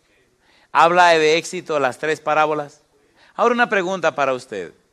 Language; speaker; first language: Spanish; native; Spanish